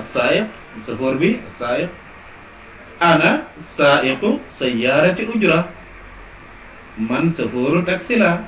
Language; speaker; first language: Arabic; non-native, fluent; Wolof